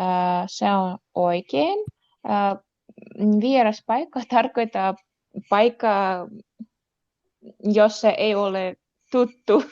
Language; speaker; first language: Finnish; non-native, learner; Russian